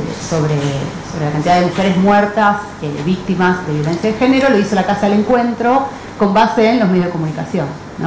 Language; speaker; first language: Spanish; native; Spanish